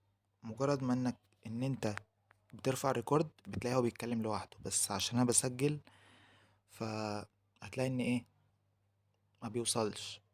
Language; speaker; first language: Arabic; native; Arabic